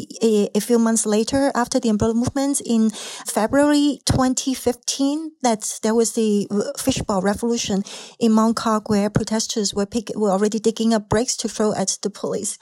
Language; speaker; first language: English; non-native, local second language; Cantonese